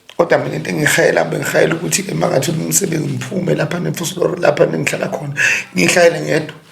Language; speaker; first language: Zulu; native; Zulu